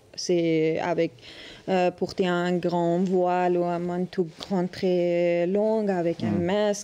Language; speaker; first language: French; non-native, learner; Persian